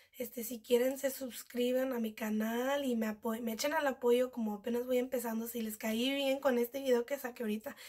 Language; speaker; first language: Spanish; early bilingual, heritage; Spanish